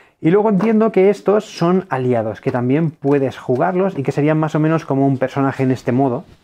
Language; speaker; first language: Spanish; native; Spanish